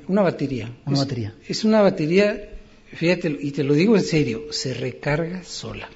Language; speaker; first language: Spanish; native; Spanish